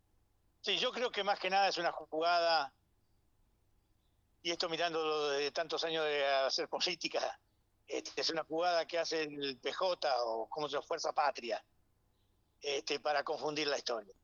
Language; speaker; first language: Spanish; native; Spanish